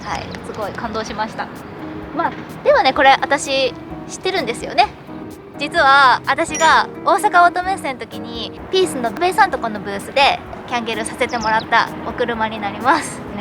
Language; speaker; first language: Japanese; native; Japanese